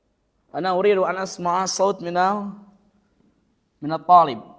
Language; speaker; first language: Arabic; non-native, fluent; Sundanese